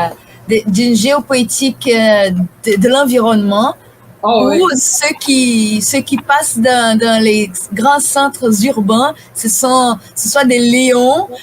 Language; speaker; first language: French; non-native, fluent; Portuguese